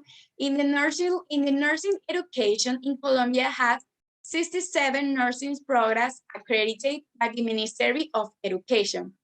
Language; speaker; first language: English; non-native, learner; Spanish